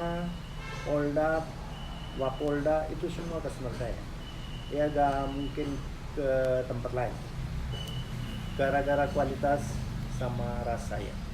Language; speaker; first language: Indonesian; non-native, learner; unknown